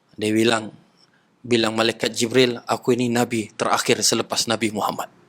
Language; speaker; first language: Malay; non-native, local second language; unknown